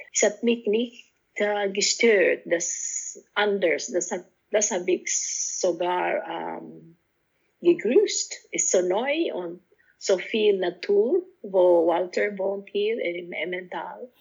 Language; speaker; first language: German; non-native, fluent; Cebuano